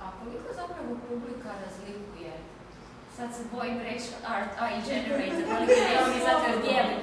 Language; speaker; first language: Croatian; native; Croatian